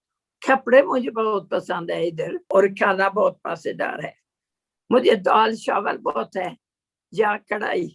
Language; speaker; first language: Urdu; non-native, learner; Swedish